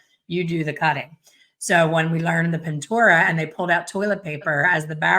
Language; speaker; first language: English; native; English